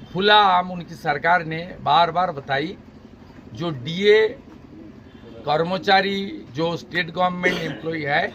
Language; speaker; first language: Hindi; non-native, local second language; Bangla